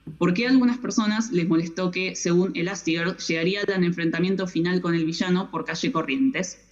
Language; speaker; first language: Spanish; native; Spanish